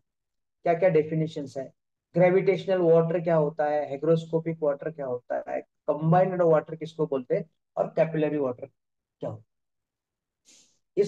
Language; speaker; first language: Hindi; non-native, local second language; Marathi